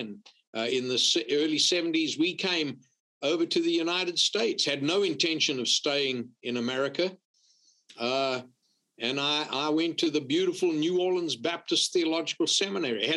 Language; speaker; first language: English; native; English